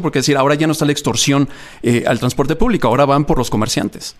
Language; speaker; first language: Spanish; native; Spanish